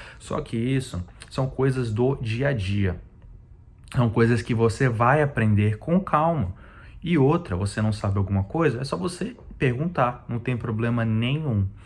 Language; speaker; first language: Portuguese; native; Portuguese